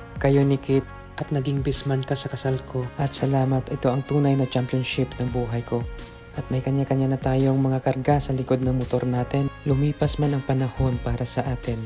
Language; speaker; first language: Filipino; non-native, local second language; Hiligaynon